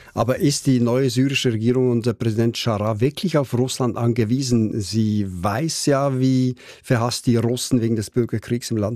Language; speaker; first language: German; native; German